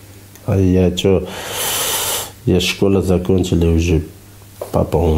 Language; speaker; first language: Russian; non-native, learner; Uzbek